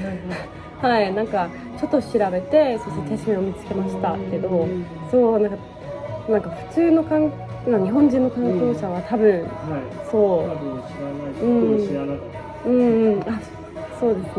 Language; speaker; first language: Japanese; non-native, learner; English